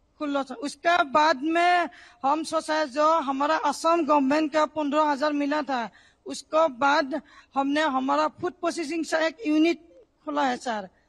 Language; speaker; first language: Hindi; non-native, local second language; Assamese